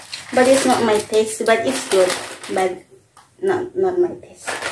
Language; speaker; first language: English; non-native, learner; Indonesian